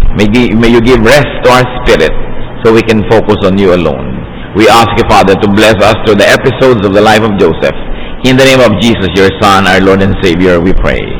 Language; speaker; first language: English; non-native, local second language; Filipino